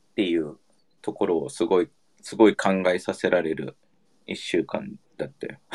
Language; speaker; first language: Japanese; early bilingual, heritage; Japanese